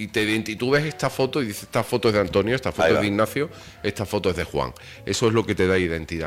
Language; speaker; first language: Spanish; native; Spanish